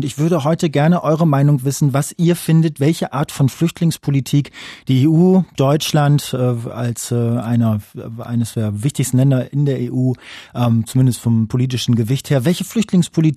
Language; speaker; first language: German; native; German